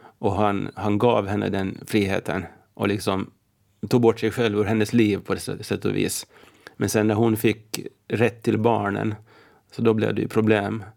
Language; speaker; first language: Swedish; native; Swedish